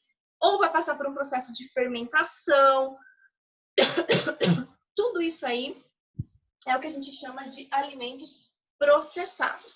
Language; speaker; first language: Portuguese; native; Portuguese